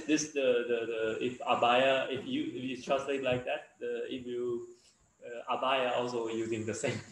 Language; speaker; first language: English; non-native, learner; Chinese